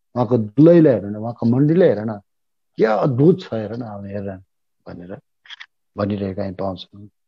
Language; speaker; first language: Nepali; native; Nepali